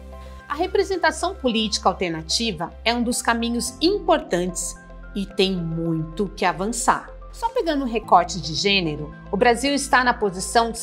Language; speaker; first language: Portuguese; native; Portuguese